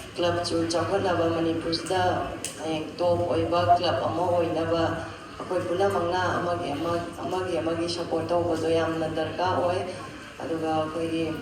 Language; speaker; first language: Manipuri; native; Manipuri